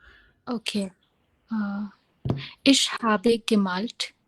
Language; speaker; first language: German; non-native, learner; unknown